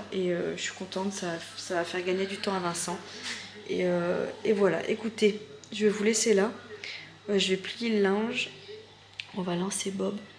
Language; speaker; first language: French; native; French